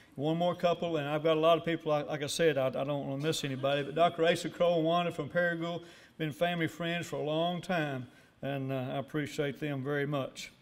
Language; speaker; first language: English; native; English